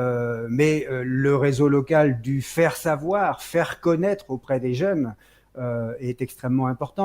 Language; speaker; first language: French; native; French